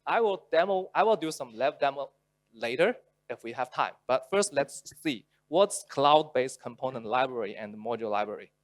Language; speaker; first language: English; non-native, local second language; Chinese